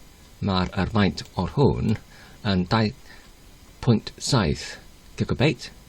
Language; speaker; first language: Welsh; non-native, learner; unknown